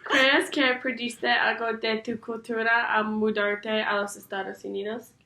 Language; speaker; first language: Spanish; non-native, learner; English